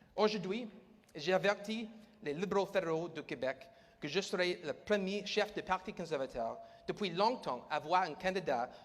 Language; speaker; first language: French; non-native, learner; English